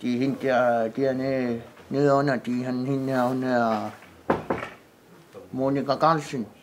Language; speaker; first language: Danish; non-native, local second language; Kalaallisut